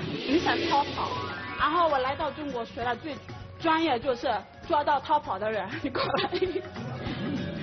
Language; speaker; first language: Chinese; non-native, fluent; Akan